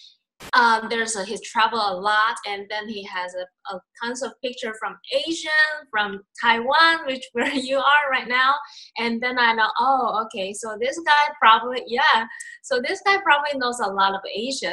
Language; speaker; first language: English; non-native, fluent; Chinese